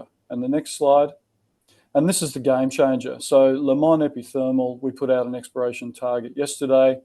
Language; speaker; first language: English; native; English